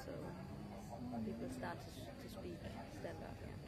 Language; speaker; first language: English; non-native, fluent; German